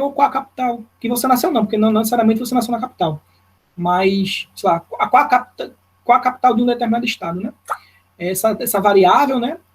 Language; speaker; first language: Portuguese; native; Portuguese